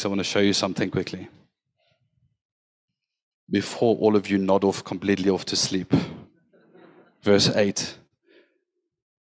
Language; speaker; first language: English; native; English